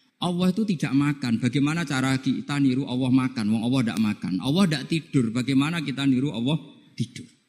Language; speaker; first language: Indonesian; non-native, local second language; Javanese